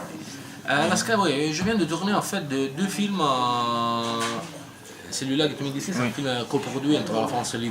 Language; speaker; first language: French; non-native, learner; Italian